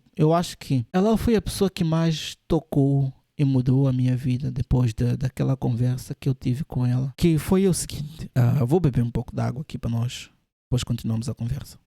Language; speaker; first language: Portuguese; native; Portuguese